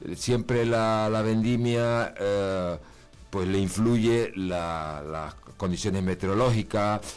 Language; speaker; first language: Spanish; native; Spanish